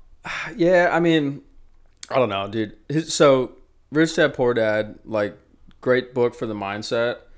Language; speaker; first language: English; native; English